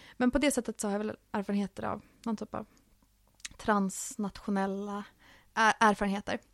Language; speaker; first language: Swedish; early bilingual, other home language; Finnish